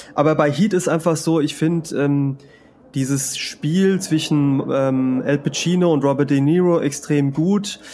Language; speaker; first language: German; early bilingual, other home language; Spanish